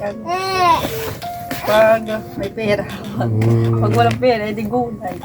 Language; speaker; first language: Filipino; non-native, local second language; Cebuano